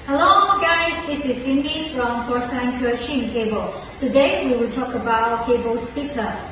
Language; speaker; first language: English; non-native, fluent; Chinese